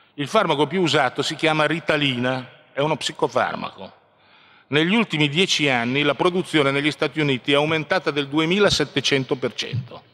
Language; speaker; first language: Italian; native; Italian